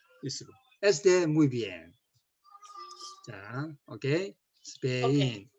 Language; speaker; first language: Spanish; non-native, learner; Korean